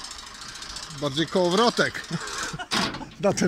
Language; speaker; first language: Polish; native; Polish